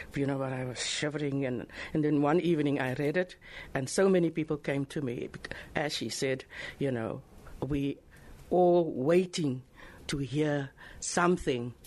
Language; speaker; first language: English; non-native, local second language; Afrikaans